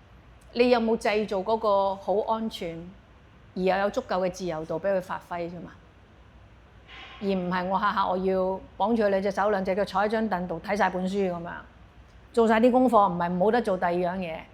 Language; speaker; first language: Cantonese; native; Cantonese